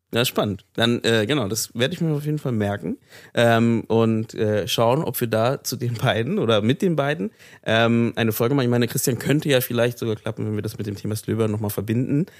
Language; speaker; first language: German; native; German